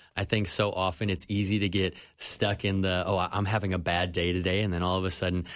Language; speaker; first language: English; native; English